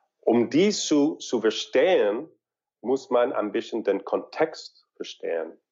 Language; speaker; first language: German; non-native, fluent; English